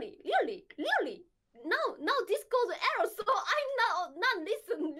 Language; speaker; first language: English; non-native, learner; Korean